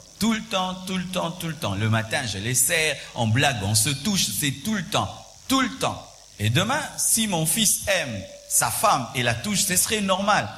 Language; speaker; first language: French; non-native, local second language; Swahili